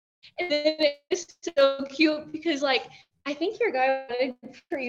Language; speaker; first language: English; native; English